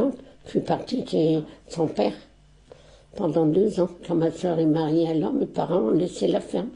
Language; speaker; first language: French; non-native, local second language; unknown